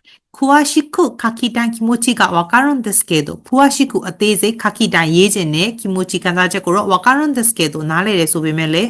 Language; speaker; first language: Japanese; non-native, learner; Burmese